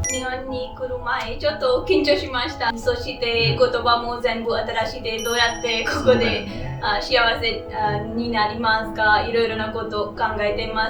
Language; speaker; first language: Japanese; non-native, learner; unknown